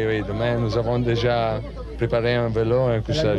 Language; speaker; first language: French; non-native, learner; Italian